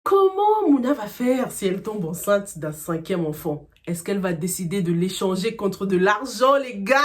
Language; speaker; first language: French; native; French